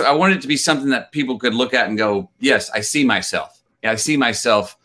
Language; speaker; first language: English; native; English